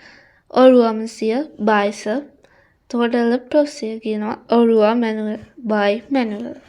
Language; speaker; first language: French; non-native, learner; Sinhala